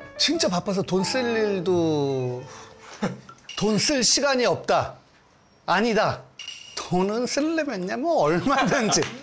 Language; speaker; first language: Korean; native; Korean